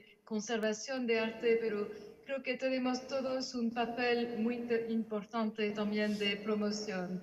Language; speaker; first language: Spanish; non-native, fluent; French